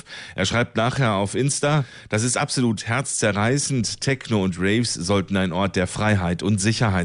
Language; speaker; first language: German; native; German